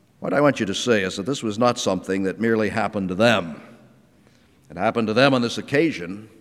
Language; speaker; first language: English; native; English